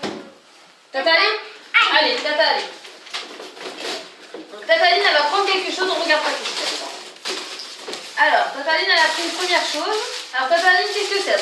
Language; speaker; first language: French; native; French